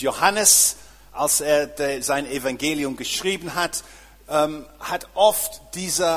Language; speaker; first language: German; non-native, fluent; English